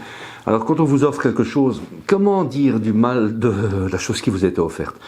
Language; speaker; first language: French; native; French